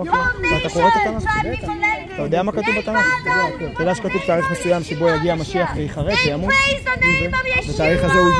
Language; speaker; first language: Hebrew; native; Hebrew